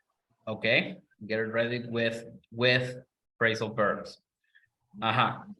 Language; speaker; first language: English; non-native, fluent; Spanish